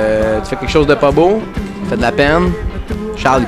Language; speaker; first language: French; native; French